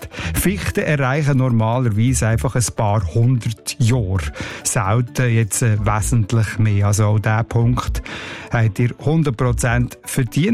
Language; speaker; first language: German; native; German